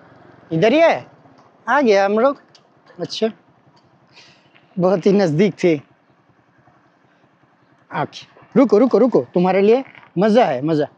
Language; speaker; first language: Hindi; non-native, learner; Bangla